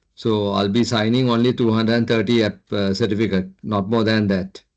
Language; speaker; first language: English; non-native, local second language; Sinhala